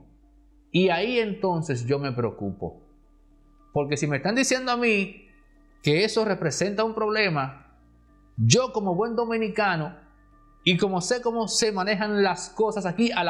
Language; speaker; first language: Spanish; native; Spanish